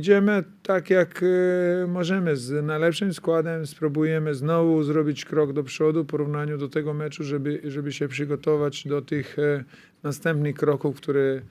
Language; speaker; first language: Polish; non-native, fluent; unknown